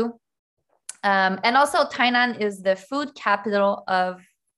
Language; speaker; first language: English; non-native, fluent; French